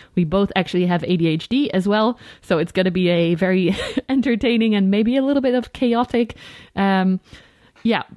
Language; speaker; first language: English; non-native, fluent; Dutch